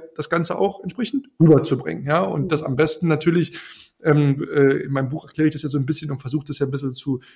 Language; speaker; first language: German; native; German